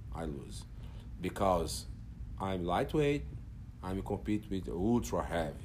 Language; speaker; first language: English; non-native, learner; Portuguese